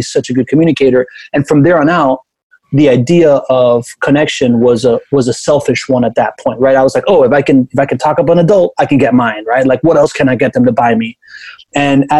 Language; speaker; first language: English; early bilingual, other home language; Spanish